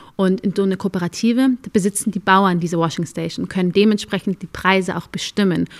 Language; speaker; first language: German; early bilingual, other home language; Amharic